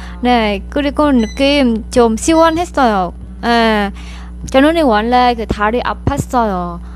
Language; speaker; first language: Korean; non-native, learner; Vietnamese